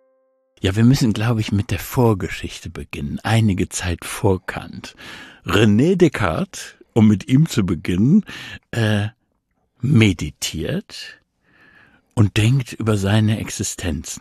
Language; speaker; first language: German; native; German